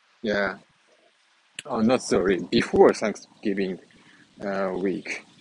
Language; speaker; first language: English; non-native, fluent; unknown